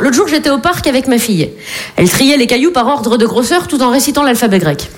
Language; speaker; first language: French; native; French